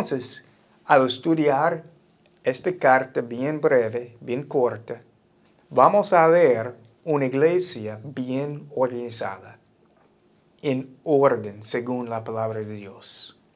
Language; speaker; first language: Spanish; non-native, fluent; English